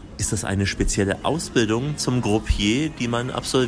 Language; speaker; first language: German; native; German